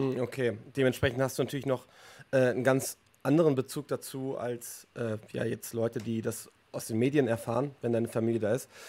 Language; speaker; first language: German; native; German